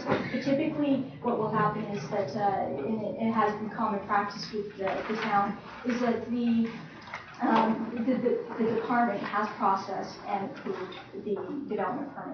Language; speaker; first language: English; native; English